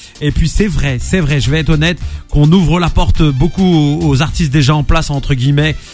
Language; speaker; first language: French; native; French